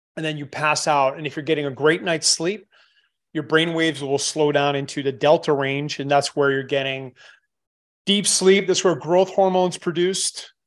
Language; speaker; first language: English; native; English